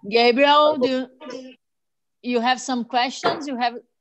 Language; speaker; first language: English; non-native, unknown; Portuguese